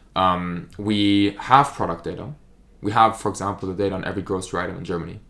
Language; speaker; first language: English; non-native, fluent; German